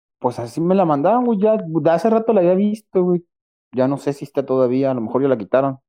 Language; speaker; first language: Spanish; native; Spanish